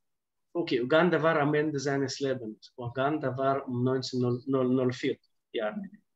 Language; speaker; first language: German; non-native, fluent; Russian